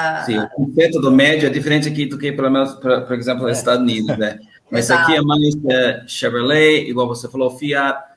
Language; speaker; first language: Portuguese; non-native, learner; English